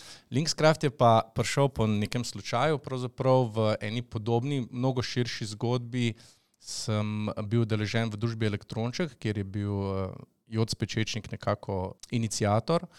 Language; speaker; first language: Slovenian; native; Slovenian